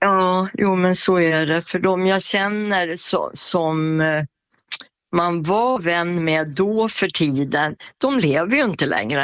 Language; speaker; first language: Swedish; native; Swedish